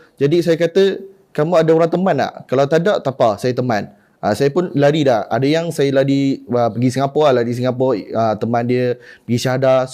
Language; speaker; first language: Malay; non-native, local second language; Chinese